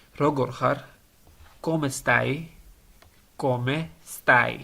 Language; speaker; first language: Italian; non-native, learner; Georgian